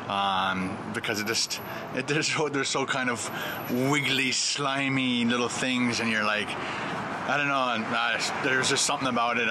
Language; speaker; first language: English; native; English